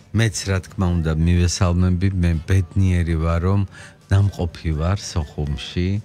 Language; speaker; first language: Georgian; native; Georgian